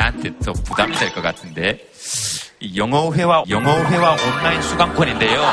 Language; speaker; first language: Korean; non-native, local second language; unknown